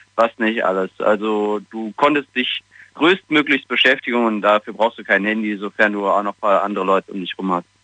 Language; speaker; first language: German; non-native, fluent; Italian